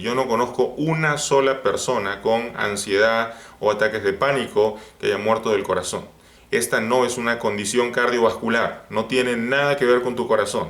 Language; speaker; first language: Spanish; native; Spanish